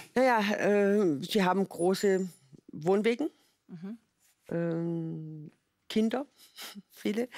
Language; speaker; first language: German; native; German